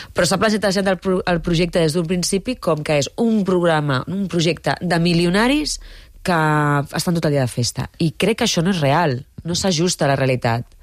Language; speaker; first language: Catalan; non-native, local second language; Spanish